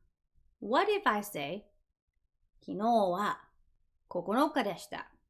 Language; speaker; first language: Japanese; non-native, fluent; English